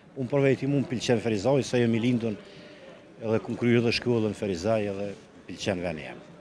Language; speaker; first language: Albanian; native; Albanian